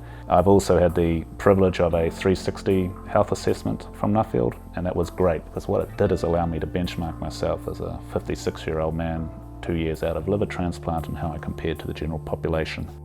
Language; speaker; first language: English; native; English